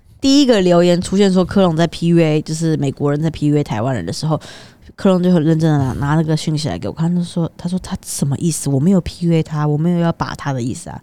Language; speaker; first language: Chinese; native; Chinese